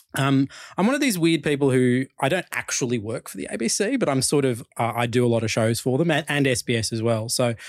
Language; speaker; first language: English; early bilingual, other home language; Chinese